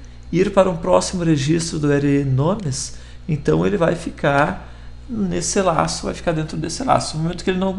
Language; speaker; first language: Portuguese; native; Portuguese